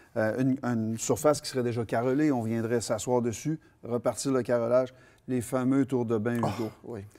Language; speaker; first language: French; native; French